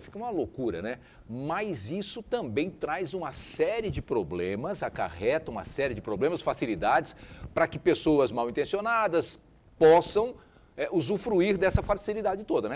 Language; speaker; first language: Portuguese; native; Portuguese